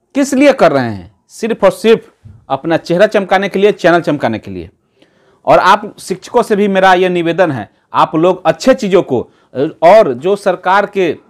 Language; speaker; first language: Hindi; native; Hindi